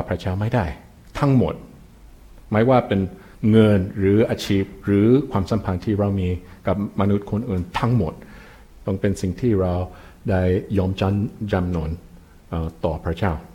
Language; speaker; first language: Thai; non-native, fluent; English